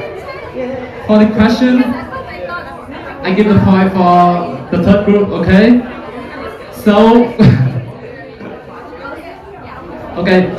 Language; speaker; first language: English; non-native, fluent; Vietnamese